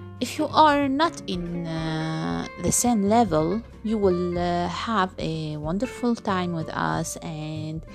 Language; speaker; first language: English; non-native, learner; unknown